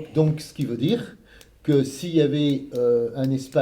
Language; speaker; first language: French; native; French